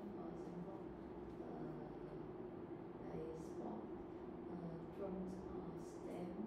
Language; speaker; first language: English; non-native, learner; Vietnamese